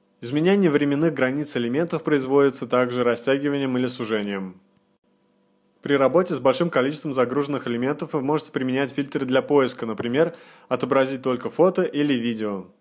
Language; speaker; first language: Russian; native; Russian